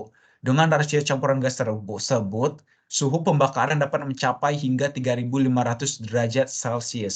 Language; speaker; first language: Indonesian; native; Indonesian